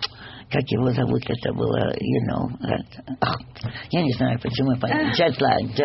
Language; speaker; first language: Russian; non-native, fluent; English